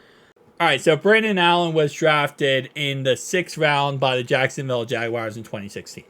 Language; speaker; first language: English; native; English